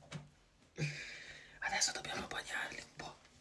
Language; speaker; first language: Italian; non-native, fluent; Russian